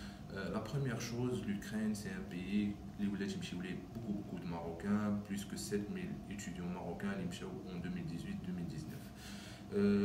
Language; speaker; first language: French; non-native, local second language; Arabic